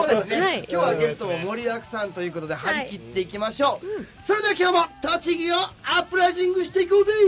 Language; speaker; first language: Japanese; native; Japanese